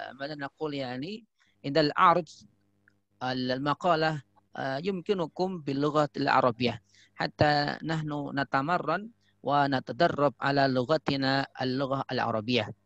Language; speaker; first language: Arabic; non-native, fluent; Indonesian